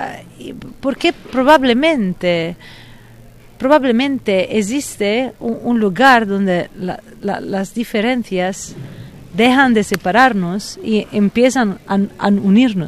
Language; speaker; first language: Spanish; non-native, fluent; Italian